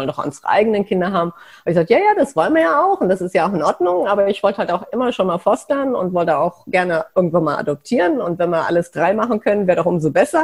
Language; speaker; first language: German; native; German